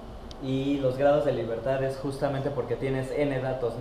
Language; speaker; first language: Spanish; native; Spanish